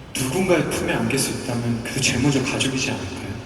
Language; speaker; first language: Korean; native; Korean